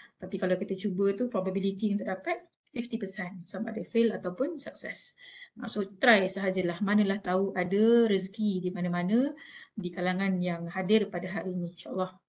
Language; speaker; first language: Malay; native; Malay